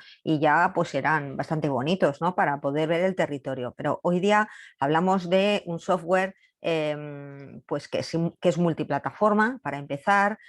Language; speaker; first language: Spanish; native; Spanish